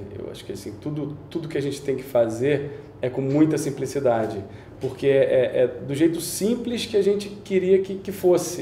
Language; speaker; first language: Portuguese; native; Portuguese